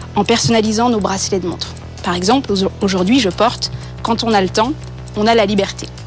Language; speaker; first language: French; native; French